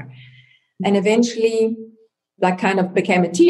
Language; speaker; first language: English; non-native, local second language; Afrikaans